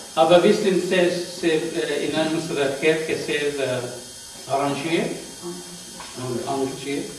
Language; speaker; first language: German; non-native, learner; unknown